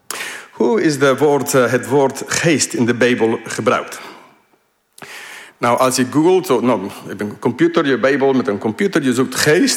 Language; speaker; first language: Dutch; non-native, fluent; English